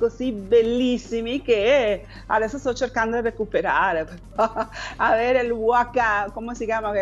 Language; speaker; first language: Italian; non-native, fluent; Spanish